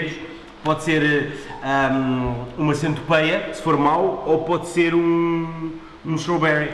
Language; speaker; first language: Portuguese; native; Portuguese